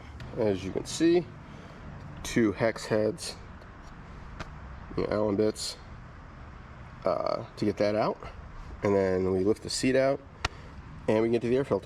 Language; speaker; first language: English; native; English